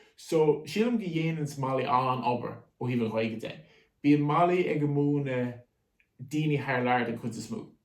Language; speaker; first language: Irish; native; Irish